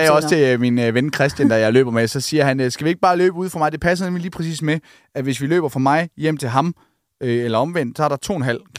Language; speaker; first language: Danish; native; Danish